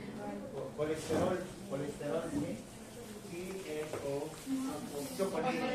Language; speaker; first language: English; non-native, local second language; Cebuano